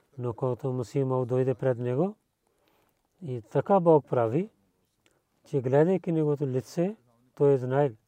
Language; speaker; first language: Bulgarian; non-native, learner; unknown